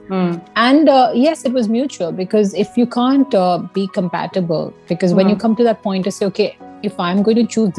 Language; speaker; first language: English; non-native, local second language; Hindi